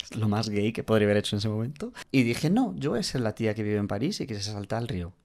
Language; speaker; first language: Spanish; non-native, fluent; English